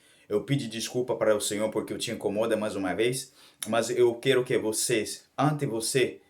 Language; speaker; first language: Portuguese; non-native, learner; Haitian Creole